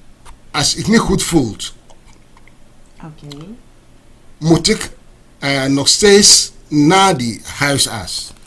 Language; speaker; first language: Dutch; non-native, learner; Akan